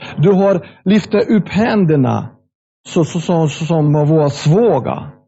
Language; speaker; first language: Swedish; non-native, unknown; Russian